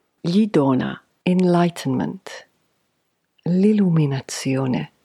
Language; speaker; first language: Italian; non-native, fluent; English